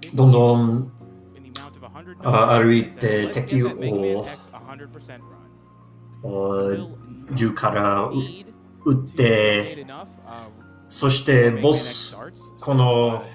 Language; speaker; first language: Japanese; non-native, learner; English